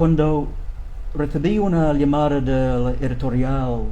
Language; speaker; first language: Spanish; non-native, learner; English